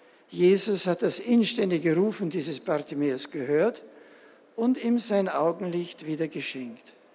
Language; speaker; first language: German; native; German